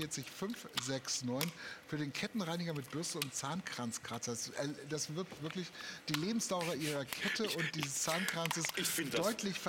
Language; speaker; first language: German; native; German